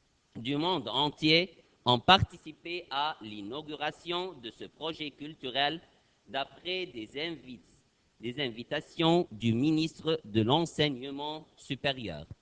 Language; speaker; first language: French; non-native, fluent; Arabic